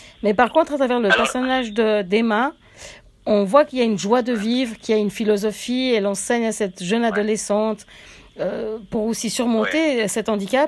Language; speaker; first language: French; native; French